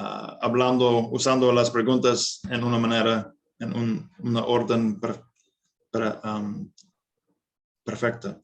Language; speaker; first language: Spanish; non-native, fluent; English